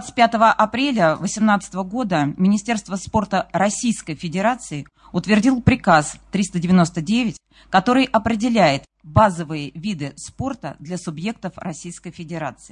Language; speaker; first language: Russian; native; Russian